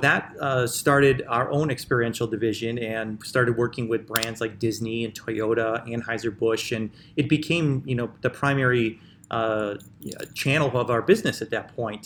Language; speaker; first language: English; native; English